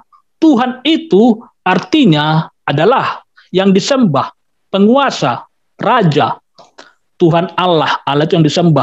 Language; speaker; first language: Indonesian; native; Indonesian